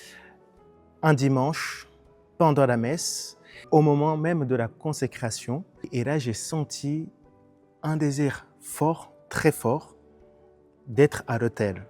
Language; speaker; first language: French; non-native, local second language; Kinyarwanda